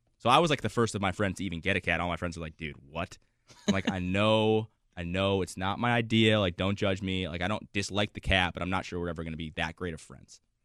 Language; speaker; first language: English; native; English